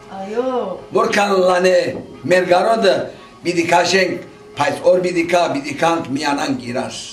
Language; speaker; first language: Armenian; early bilingual, heritage; Armenian